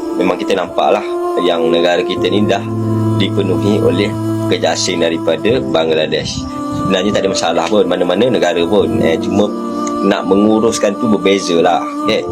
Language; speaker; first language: Malay; native; Malay